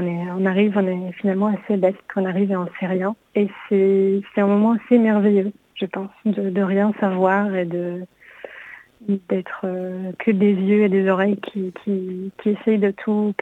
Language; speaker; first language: French; non-native, fluent; Hebrew